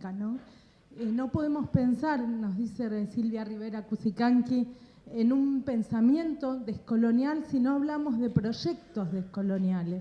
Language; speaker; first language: Spanish; native; Spanish